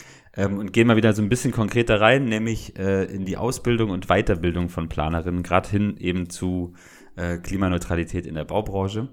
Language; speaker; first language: German; native; German